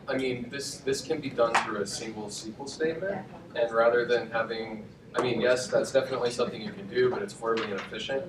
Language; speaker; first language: English; native; English